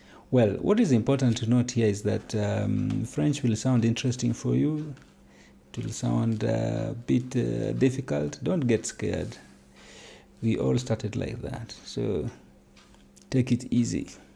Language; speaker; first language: English; non-native, local second language; Luo (Kenya and Tanzania)